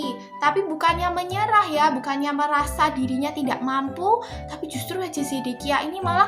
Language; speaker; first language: Indonesian; native; Indonesian